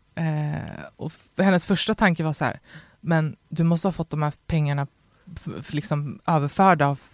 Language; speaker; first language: Swedish; native; Swedish